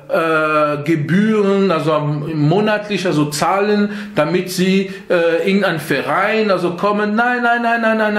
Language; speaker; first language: German; non-native, fluent; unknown